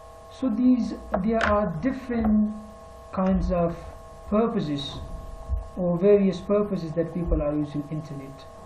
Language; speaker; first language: English; non-native, fluent; Persian